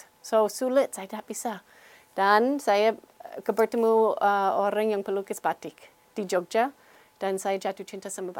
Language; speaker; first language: Indonesian; non-native, fluent; English